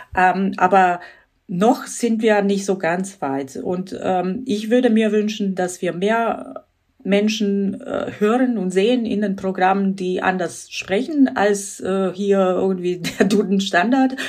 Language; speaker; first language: German; non-native, fluent; Croatian